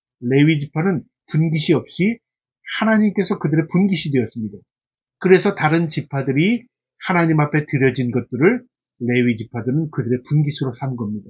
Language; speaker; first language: Korean; native; Korean